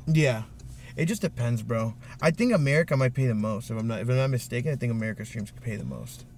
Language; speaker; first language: English; native; English